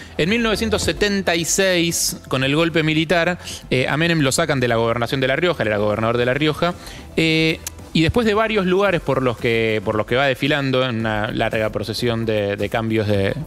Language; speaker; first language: Spanish; native; Spanish